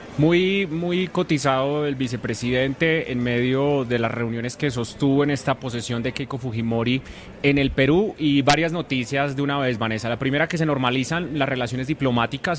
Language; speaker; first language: Spanish; native; Spanish